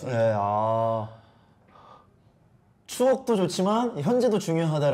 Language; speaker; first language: Korean; native; Korean